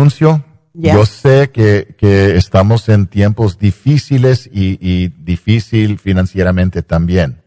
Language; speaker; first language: Spanish; non-native, fluent; English